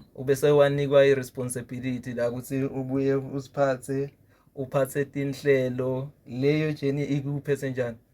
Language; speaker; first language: Zulu; native; Zulu